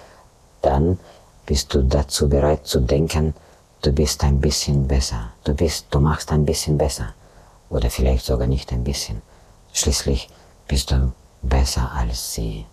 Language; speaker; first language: German; non-native, fluent; Russian